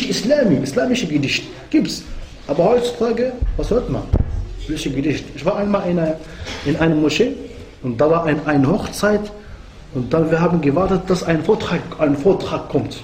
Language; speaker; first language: German; non-native, fluent; Arabic